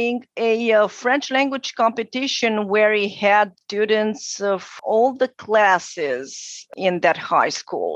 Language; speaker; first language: English; non-native, fluent; Romanian